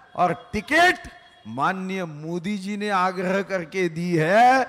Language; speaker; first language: Hindi; non-native, local second language; Marathi